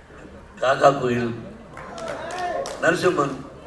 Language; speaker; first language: Tamil; non-native, learner; Telugu